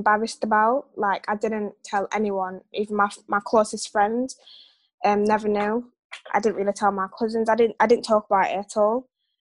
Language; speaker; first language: English; native; English